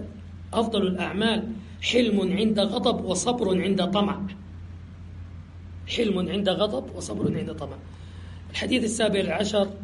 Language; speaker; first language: Arabic; native; Arabic